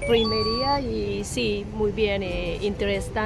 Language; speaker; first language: Spanish; non-native, learner; Vietnamese